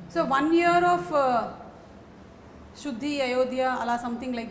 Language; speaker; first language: Telugu; native; Telugu